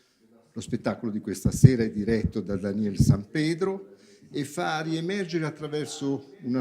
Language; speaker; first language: Italian; native; Italian